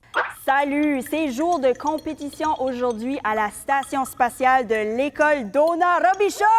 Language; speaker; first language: French; native; French